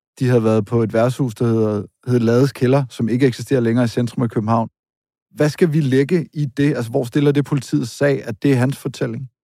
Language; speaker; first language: Danish; native; Danish